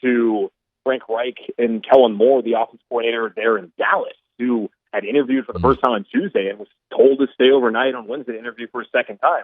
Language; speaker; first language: English; native; English